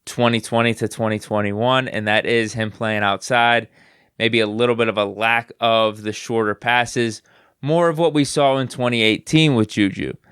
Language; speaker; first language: English; native; English